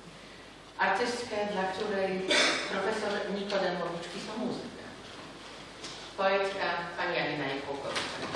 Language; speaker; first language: Polish; native; Polish